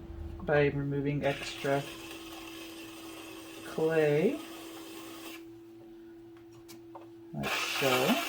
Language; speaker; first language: English; native; English